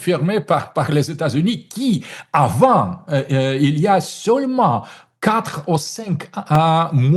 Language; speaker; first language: French; non-native, fluent; Russian